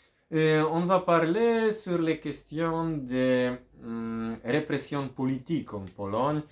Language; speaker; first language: French; non-native, learner; Polish